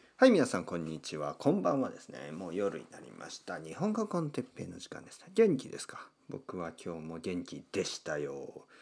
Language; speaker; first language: Japanese; native; Japanese